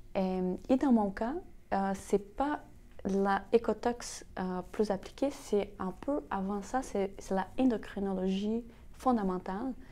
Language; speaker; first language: French; non-native, fluent; Portuguese